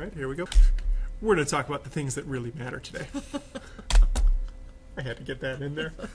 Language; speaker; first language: English; native; English